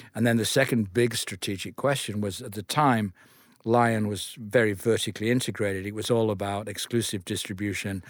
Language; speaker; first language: English; native; English